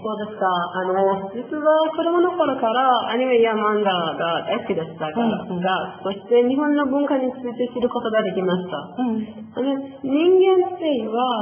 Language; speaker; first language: Japanese; non-native, learner; Persian